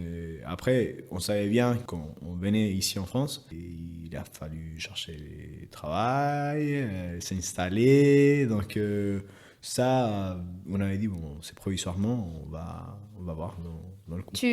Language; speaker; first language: French; non-native, fluent; Spanish